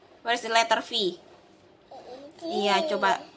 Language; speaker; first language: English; non-native, learner; Indonesian